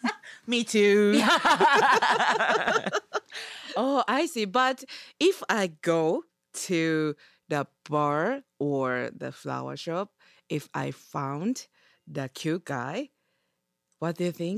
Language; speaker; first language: English; non-native, learner; Japanese